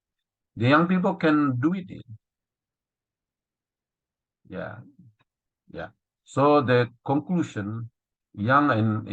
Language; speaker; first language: English; non-native, learner; Indonesian